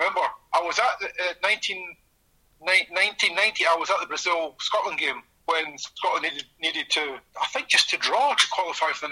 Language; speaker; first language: English; native; English